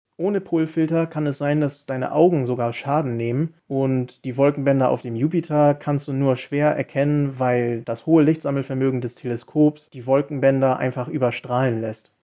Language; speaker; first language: German; native; German